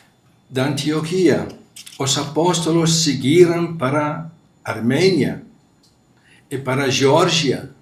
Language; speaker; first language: Portuguese; non-native, fluent; Arabic